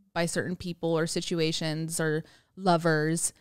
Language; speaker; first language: English; native; English